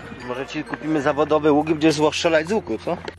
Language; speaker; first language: Polish; native; Polish